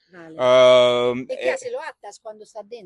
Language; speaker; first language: Spanish; non-native, learner; Italian